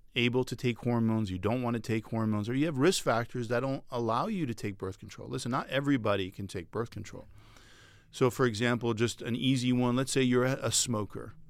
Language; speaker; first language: English; early bilingual, other home language; French